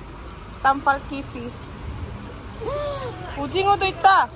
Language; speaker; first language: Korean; non-native, learner; Filipino